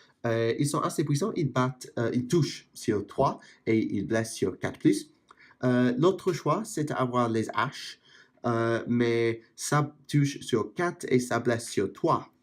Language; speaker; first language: French; non-native, fluent; English